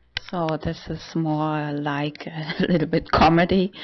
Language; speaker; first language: English; non-native, fluent; German